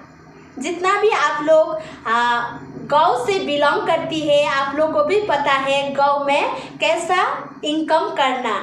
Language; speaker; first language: Hindi; non-native, local second language; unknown